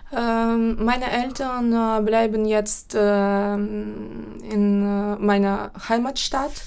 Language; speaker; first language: German; non-native, learner; Ukrainian